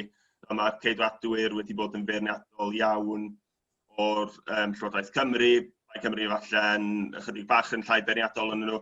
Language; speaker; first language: Welsh; native; Welsh